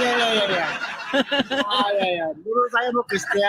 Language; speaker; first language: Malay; non-native, local second language; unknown